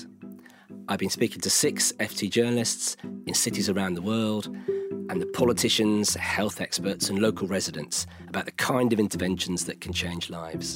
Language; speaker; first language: English; native; English